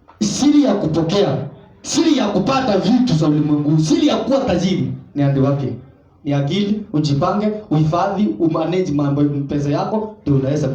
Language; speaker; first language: Swahili; non-native, local second language; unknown